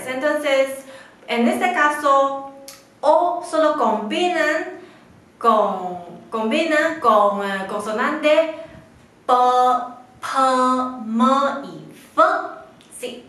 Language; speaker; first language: Spanish; non-native, fluent; Chinese